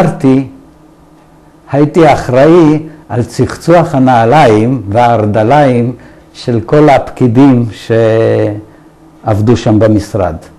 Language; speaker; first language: Hebrew; early bilingual, other home language; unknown